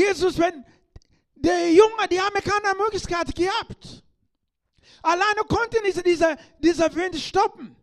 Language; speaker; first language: German; non-native, learner; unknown